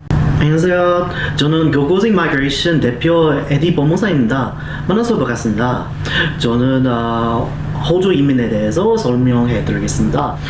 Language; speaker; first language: Korean; non-native, learner; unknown